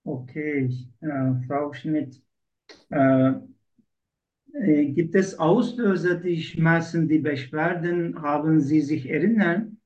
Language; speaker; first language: German; non-native, learner; Turkish